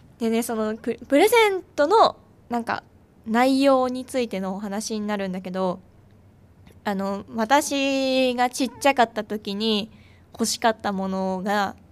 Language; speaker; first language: Japanese; native; Japanese